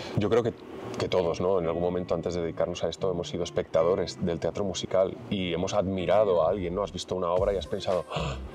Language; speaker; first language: Spanish; native; Spanish